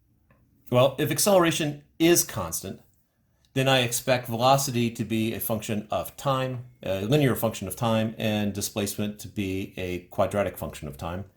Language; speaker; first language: English; native; English